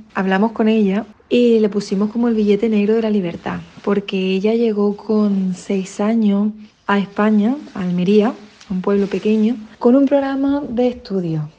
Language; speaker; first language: Spanish; native; Spanish